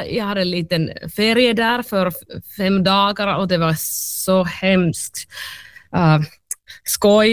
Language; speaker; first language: Swedish; non-native, learner; Finnish